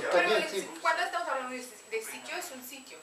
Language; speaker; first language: Spanish; non-native, fluent; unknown